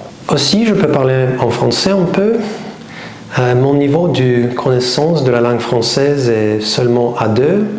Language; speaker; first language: French; non-native, learner; Russian